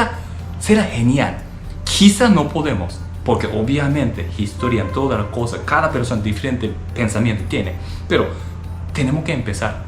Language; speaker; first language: Spanish; non-native, learner; Japanese